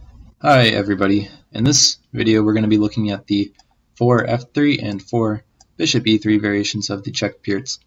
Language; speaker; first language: English; native; English